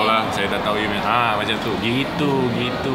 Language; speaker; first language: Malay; non-native, local second language; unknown